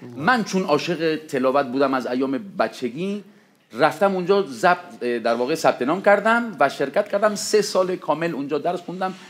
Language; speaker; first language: Persian; non-native, fluent; Spanish